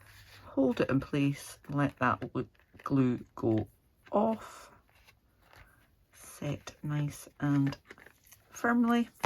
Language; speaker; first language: English; native; English